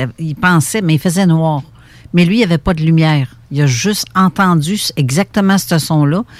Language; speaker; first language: French; native; French